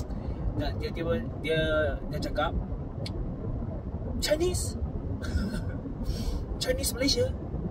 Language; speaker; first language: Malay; non-native, fluent; Korean